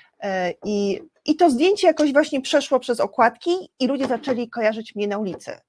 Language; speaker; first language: Polish; native; Polish